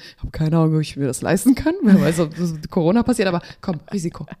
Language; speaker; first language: German; early bilingual, other home language; Polish